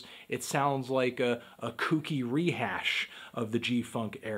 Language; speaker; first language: English; native; English